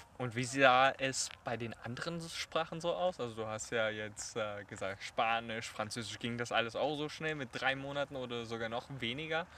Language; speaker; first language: German; non-native, fluent; Chinese